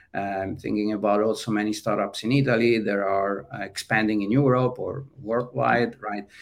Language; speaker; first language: English; non-native, fluent; Italian